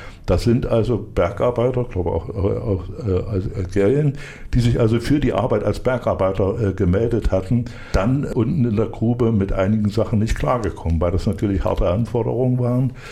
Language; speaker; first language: German; native; German